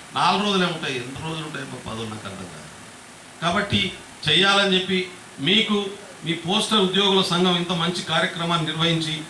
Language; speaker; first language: Telugu; non-native, local second language; Lambadi